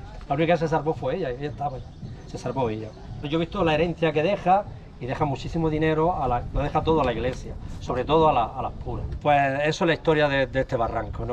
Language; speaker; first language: Spanish; native; Spanish